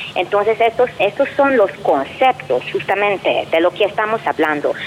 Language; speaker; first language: Spanish; non-native, fluent; Hungarian